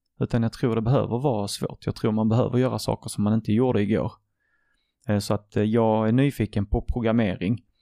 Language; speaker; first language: Swedish; early bilingual, other home language; Arabic